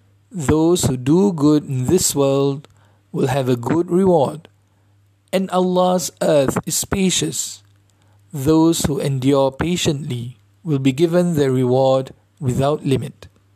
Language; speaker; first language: English; non-native, local second language; Malay